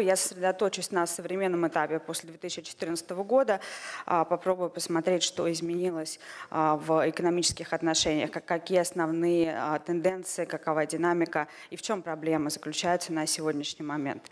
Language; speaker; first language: Russian; native; Russian